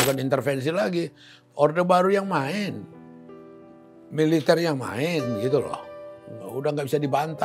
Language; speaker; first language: Indonesian; native; Indonesian